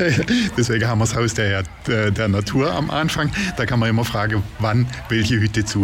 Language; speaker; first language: German; native; German